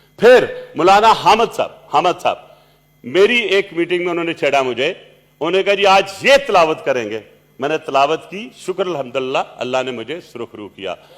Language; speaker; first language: Urdu; non-native, local second language; Punjabi